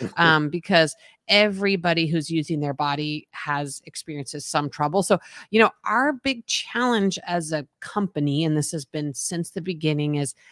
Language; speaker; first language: English; native; English